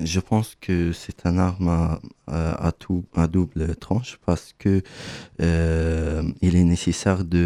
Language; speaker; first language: French; non-native, fluent; Arabic